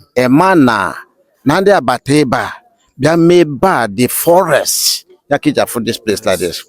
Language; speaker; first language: Igbo; native; Igbo